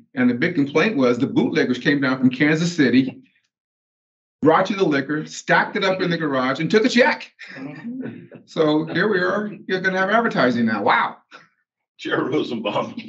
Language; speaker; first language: English; native; English